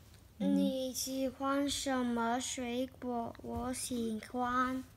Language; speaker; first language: Chinese; non-native, learner; English